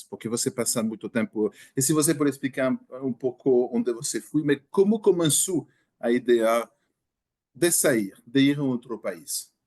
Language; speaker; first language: Portuguese; non-native, learner; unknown